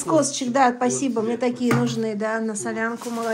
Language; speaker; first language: Russian; native; Russian